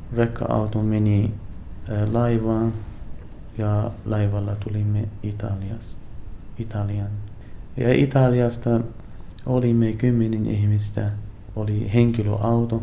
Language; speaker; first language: Finnish; non-native, learner; Arabic